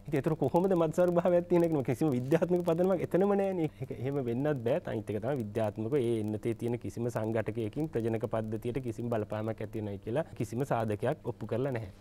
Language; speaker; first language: Sinhala; native; Sinhala